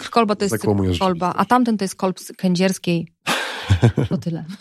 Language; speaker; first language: Polish; native; Polish